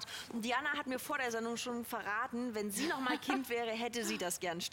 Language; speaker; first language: German; native; German